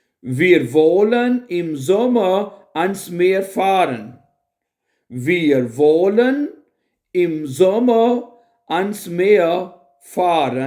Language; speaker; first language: German; non-native, fluent; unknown